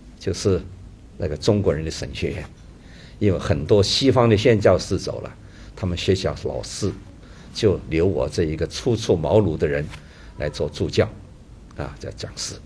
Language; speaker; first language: Chinese; native; Chinese